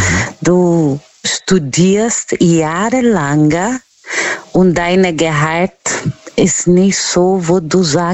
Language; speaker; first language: German; non-native, learner; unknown